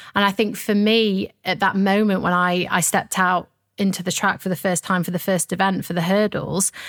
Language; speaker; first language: English; native; English